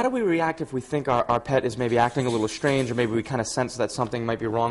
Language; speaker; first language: English; native; English